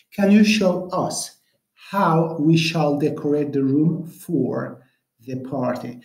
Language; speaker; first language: English; non-native, fluent; Azerbaijani